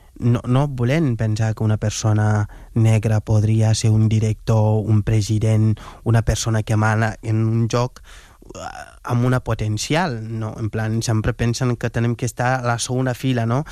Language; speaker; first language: Catalan; non-native, fluent; Wolof